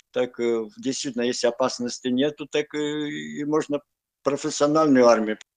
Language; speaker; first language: Russian; non-native, local second language; Lithuanian